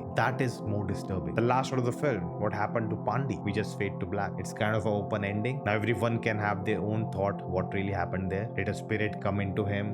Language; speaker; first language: English; non-native, local second language; Hindi